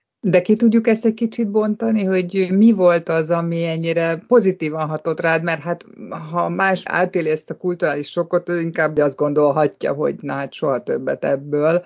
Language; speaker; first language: Hungarian; native; Hungarian